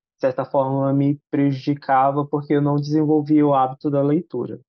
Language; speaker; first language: Portuguese; native; Portuguese